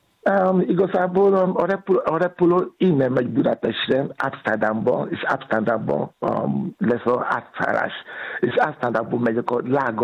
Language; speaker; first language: Hungarian; non-native, learner; Yoruba